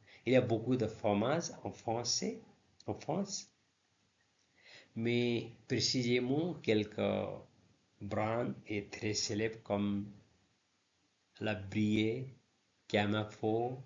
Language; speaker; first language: French; non-native, learner; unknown